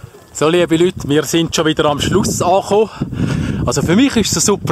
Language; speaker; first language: German; native; German